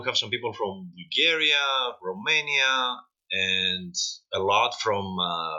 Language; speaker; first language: English; non-native, fluent; Greek